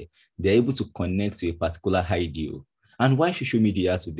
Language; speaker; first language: English; non-native, local second language; Yoruba